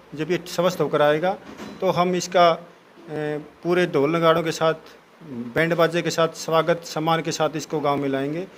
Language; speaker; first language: Hindi; native; Hindi